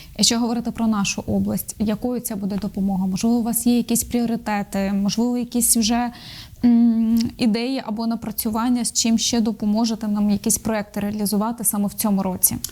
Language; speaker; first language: Ukrainian; native; Ukrainian